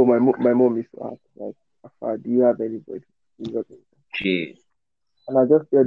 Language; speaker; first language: English; non-native, local second language; Yoruba